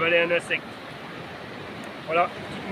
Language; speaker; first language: French; native; French